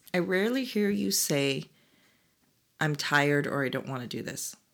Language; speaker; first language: English; early bilingual, other home language; Korean